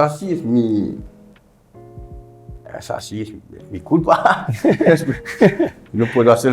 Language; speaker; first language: Spanish; non-native, learner; French